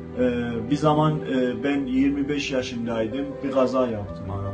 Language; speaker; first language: Turkish; non-native, fluent; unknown